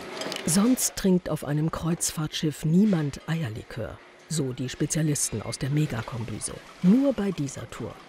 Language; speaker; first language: German; native; German